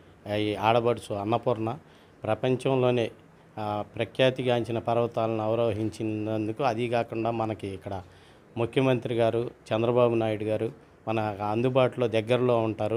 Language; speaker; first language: Telugu; native; Telugu